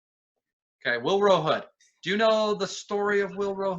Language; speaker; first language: English; native; English